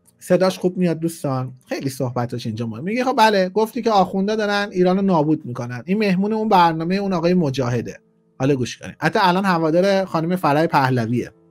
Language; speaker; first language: Persian; native; Persian